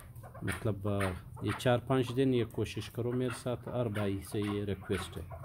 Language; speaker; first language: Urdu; non-native, local second language; Pashto